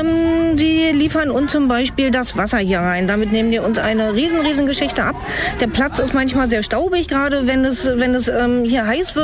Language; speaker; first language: German; native; German